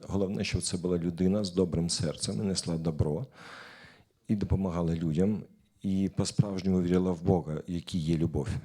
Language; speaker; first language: Ukrainian; non-native, local second language; Russian